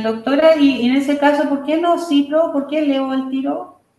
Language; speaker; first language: Spanish; native; Spanish